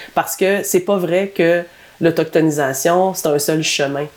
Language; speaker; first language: French; native; French